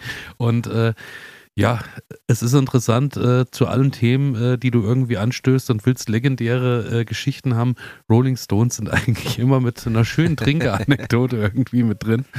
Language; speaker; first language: German; native; German